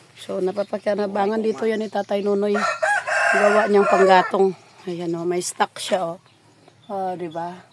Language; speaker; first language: Filipino; native; Filipino